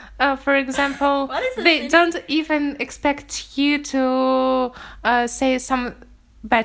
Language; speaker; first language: English; non-native, fluent; Russian